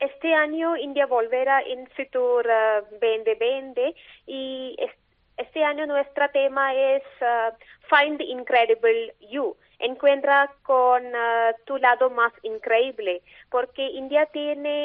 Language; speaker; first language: Spanish; non-native, learner; Malayalam